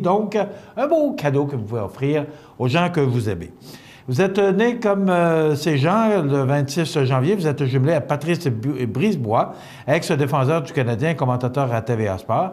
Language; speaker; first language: French; native; French